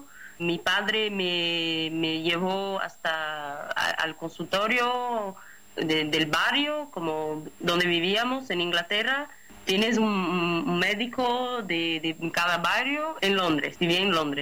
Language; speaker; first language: Spanish; non-native, fluent; Portuguese